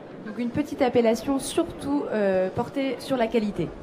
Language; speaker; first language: French; native; French